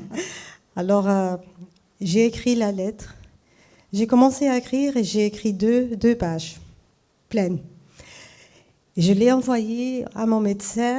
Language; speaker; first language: French; non-native, fluent; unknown